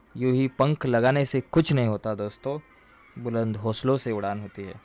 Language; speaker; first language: Hindi; non-native, local second language; Marathi